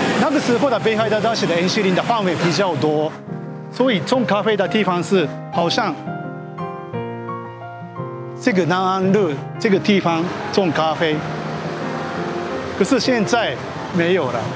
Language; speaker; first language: Chinese; non-native, learner; Japanese